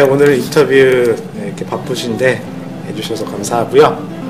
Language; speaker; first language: Korean; non-native, fluent; Japanese